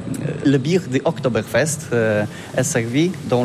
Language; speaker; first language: French; non-native, learner; Polish